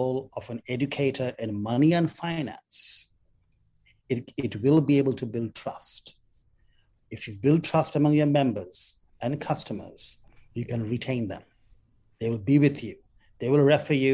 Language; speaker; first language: English; non-native, local second language; Bangla